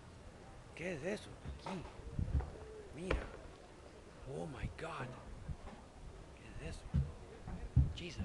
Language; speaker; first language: Spanish; non-native, fluent; English